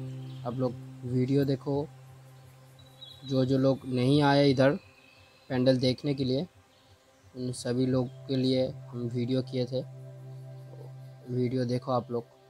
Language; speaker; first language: Hindi; non-native, local second language; Bangla